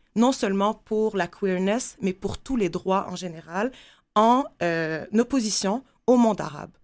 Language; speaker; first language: French; non-native, local second language; Arabic